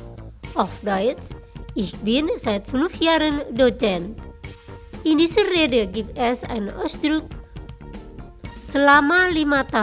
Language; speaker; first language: German; non-native, fluent; Indonesian